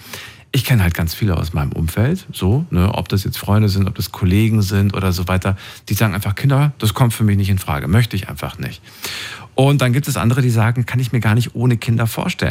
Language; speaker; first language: German; native; German